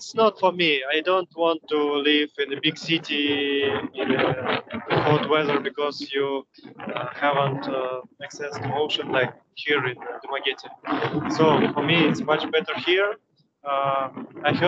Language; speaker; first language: English; non-native, learner; Russian